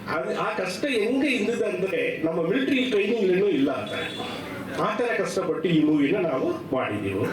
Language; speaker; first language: Kannada; non-native, learner; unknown